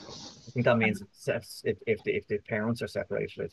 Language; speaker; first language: English; native; English